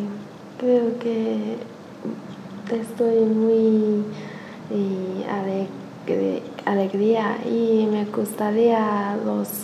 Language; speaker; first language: Spanish; non-native, learner; Chinese